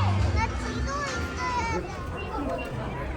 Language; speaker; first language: Korean; early bilingual, other home language; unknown